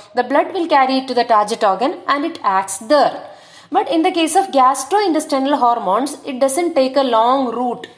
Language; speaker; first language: English; non-native, local second language; Malayalam